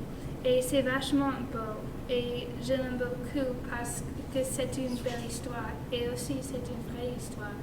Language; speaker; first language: French; non-native, learner; English